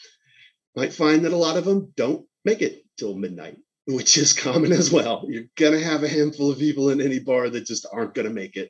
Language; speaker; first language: English; native; English